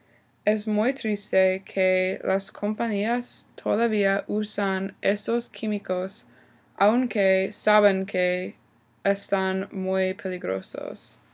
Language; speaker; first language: Spanish; non-native, learner; English